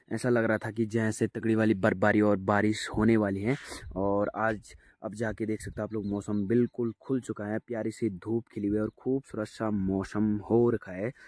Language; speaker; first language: Hindi; native; Hindi